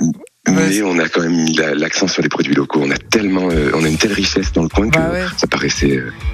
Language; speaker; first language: French; native; French